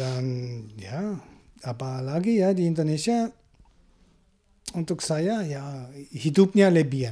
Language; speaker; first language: Indonesian; non-native, learner; German